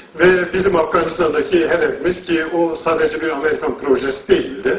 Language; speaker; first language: Turkish; non-native, fluent; English